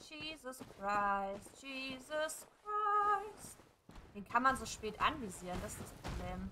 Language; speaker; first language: German; native; German